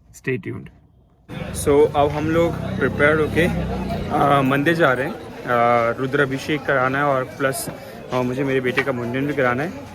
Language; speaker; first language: Hindi; native; Hindi